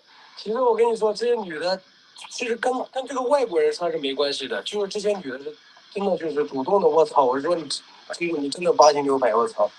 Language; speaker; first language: Chinese; native; Chinese